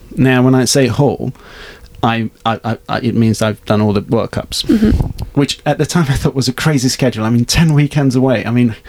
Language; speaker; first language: English; non-native, fluent; Hungarian